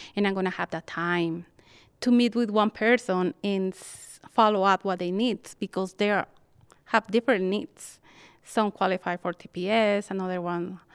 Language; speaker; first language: English; non-native, fluent; Spanish